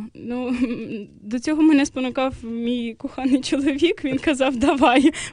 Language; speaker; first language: Ukrainian; non-native, local second language; Russian